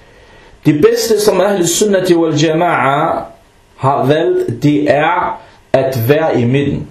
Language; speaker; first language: Danish; non-native, fluent; Arabic